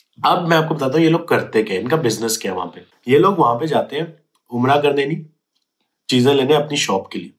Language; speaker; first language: Urdu; native; Urdu